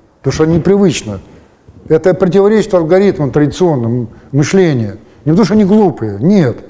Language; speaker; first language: Russian; native; Russian